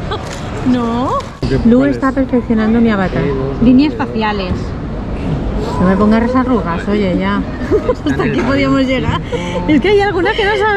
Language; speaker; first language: Spanish; native; Spanish